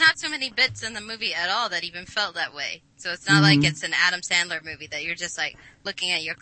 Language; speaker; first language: English; native; English